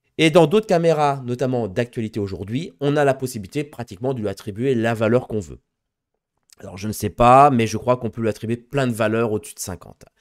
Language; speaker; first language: French; native; French